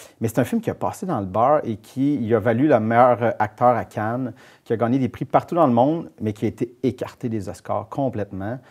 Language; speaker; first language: French; native; French